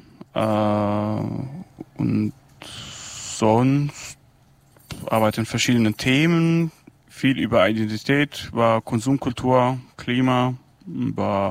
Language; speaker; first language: German; non-native, fluent; Arabic